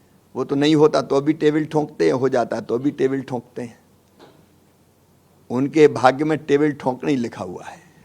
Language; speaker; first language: Hindi; native; Hindi